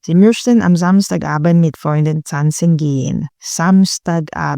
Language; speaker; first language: German; non-native, learner; Filipino